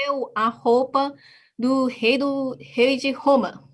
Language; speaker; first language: Portuguese; non-native, fluent; Japanese